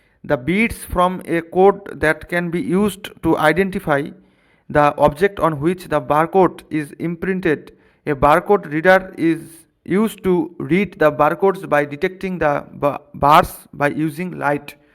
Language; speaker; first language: English; non-native, local second language; Bangla